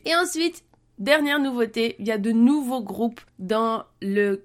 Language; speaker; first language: French; native; French